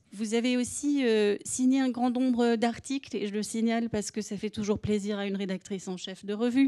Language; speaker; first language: French; native; French